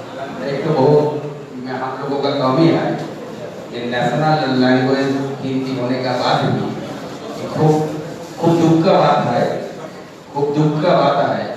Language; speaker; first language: Hindi; non-native, local second language; Bangla